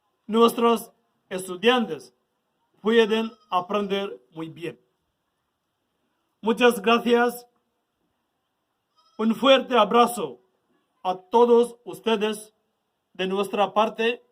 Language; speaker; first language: Spanish; non-native, learner; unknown